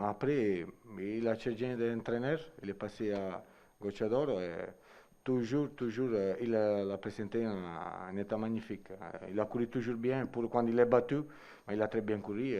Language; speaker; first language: French; non-native, learner; Italian